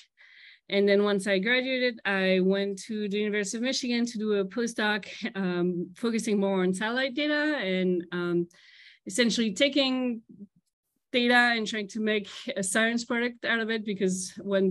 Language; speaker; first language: English; non-native, fluent; French